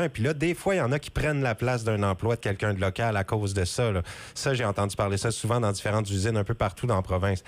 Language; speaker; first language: French; native; French